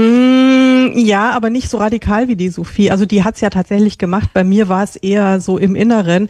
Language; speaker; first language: German; native; German